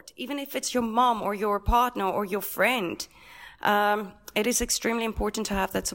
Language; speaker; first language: English; non-native, local second language; Afrikaans